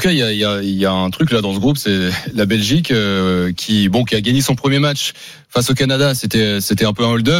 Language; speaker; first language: French; native; French